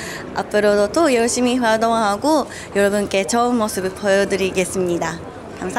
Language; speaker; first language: Korean; non-native, fluent; Japanese